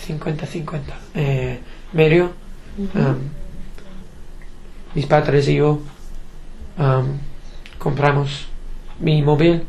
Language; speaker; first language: Spanish; non-native, learner; English